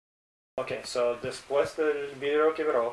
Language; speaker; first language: Spanish; non-native, learner; English